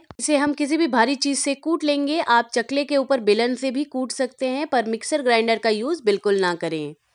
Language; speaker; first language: Hindi; native; Hindi